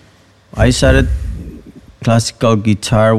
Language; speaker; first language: English; non-native, fluent; Spanish